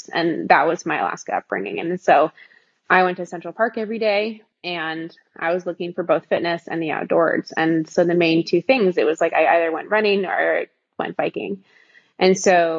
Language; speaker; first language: English; native; English